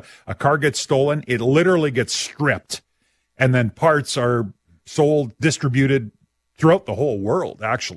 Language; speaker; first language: English; native; English